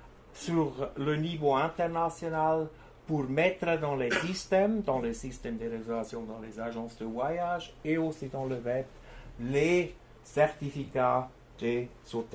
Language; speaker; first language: French; non-native, fluent; German